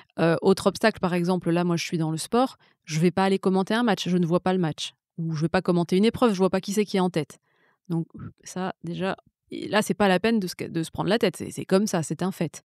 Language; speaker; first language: French; native; French